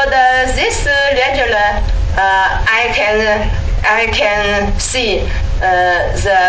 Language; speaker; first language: English; non-native, learner; Chinese